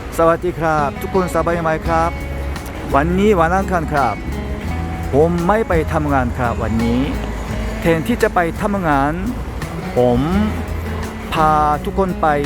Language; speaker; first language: Thai; non-native, learner; Korean